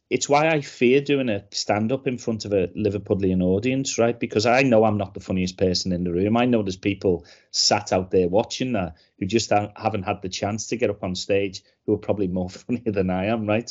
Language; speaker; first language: English; native; English